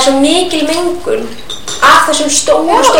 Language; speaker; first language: Icelandic; native; Icelandic